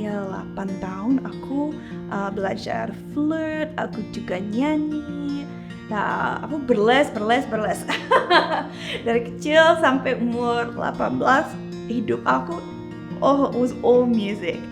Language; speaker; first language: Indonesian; early bilingual, heritage; English